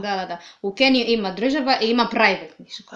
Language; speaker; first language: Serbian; non-native, learner; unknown